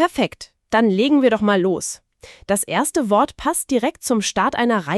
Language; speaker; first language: German; native; German